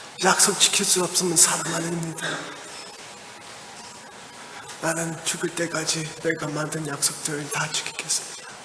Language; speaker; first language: Korean; early bilingual, heritage; Korean